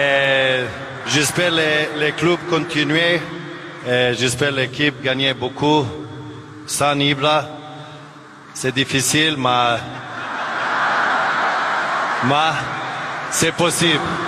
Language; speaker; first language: French; non-native, learner; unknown